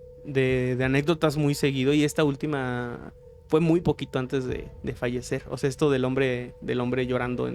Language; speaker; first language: Spanish; native; Spanish